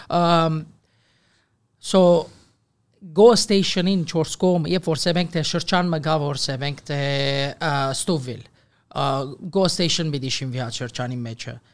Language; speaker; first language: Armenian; early bilingual, heritage; Armenian